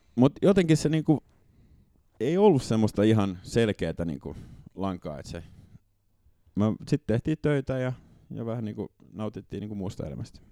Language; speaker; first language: Finnish; native; Finnish